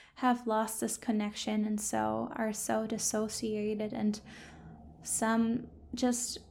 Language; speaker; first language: English; non-native, fluent; German